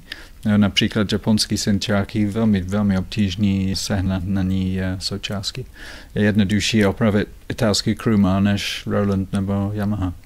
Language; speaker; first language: Czech; non-native, fluent; English